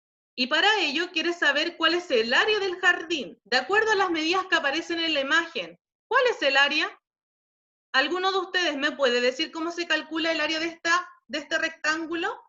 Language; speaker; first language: Spanish; native; Spanish